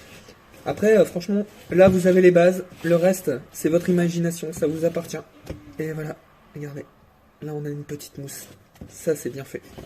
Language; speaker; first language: French; native; French